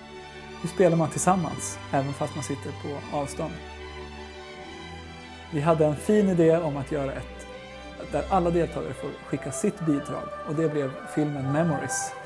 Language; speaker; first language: Swedish; native; Swedish